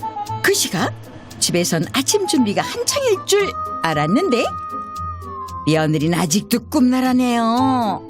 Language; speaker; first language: Korean; native; Korean